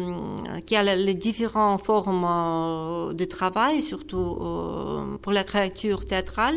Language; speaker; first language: French; non-native, fluent; Ukrainian